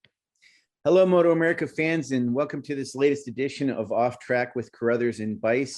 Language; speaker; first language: English; native; English